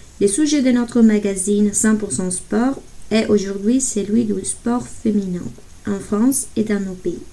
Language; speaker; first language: French; non-native, fluent; Italian